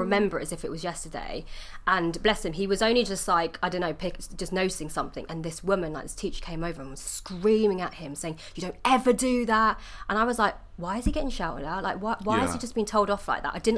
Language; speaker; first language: English; native; English